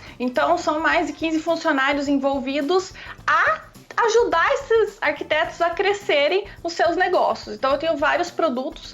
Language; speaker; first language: Portuguese; native; Portuguese